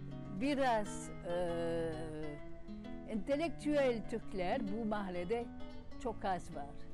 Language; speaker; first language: Turkish; non-native, learner; French